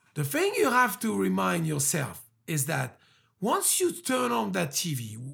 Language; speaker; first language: English; early bilingual, other home language; French